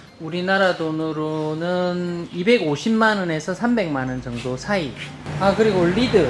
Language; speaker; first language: Korean; native; Korean